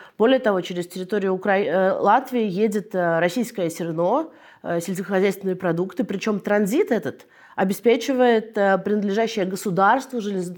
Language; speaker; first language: Russian; native; Russian